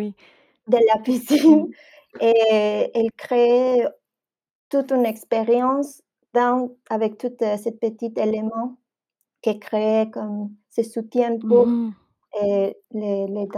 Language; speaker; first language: French; non-native, fluent; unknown